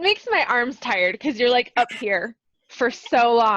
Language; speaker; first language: English; native; English